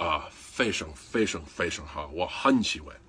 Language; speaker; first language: Chinese; non-native, learner; English